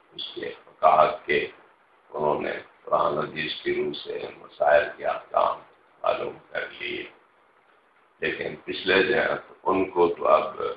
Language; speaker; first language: Urdu; non-native, local second language; Punjabi